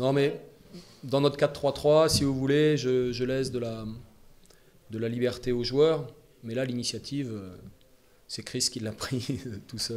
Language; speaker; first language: French; native; French